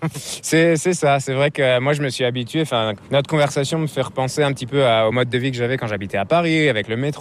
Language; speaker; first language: French; native; French